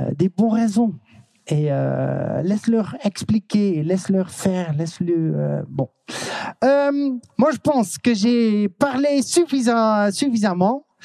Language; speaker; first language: French; non-native, learner; Dutch